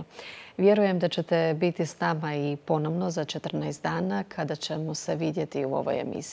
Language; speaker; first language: Croatian; native; Croatian